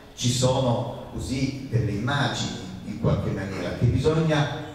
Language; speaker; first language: Italian; native; Italian